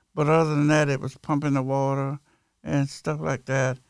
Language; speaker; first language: English; native; English